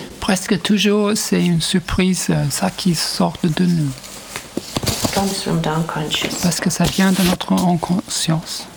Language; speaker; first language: French; non-native, fluent; English